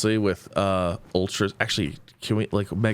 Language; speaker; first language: English; native; English